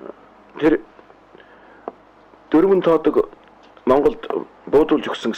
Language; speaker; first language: Mongolian; native; Mongolian